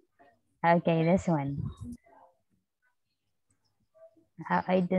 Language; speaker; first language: English; non-native, fluent; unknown